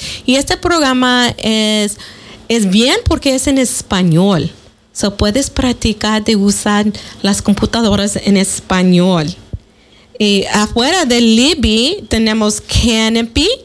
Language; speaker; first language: Spanish; non-native, fluent; English